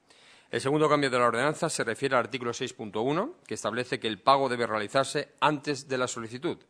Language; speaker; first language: Spanish; native; Spanish